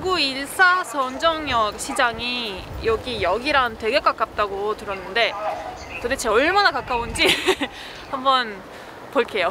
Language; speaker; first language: Korean; non-native, fluent; Italian